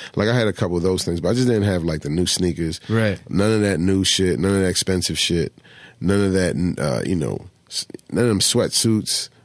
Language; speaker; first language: English; native; English